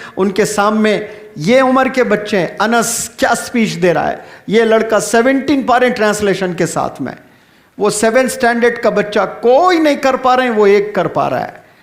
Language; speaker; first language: Urdu; native; Urdu